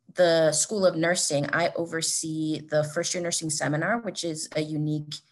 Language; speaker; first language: English; native; English